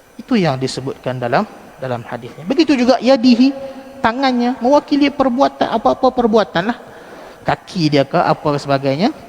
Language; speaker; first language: Malay; native; Malay